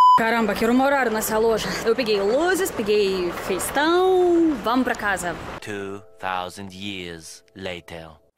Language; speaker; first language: Portuguese; non-native, fluent; Russian